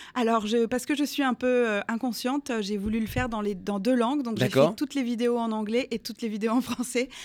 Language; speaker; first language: French; native; French